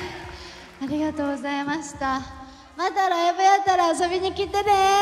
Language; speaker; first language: Japanese; non-native, fluent; Korean